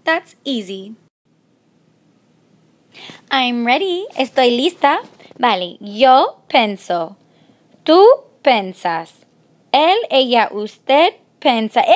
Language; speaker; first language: Spanish; non-native, fluent; English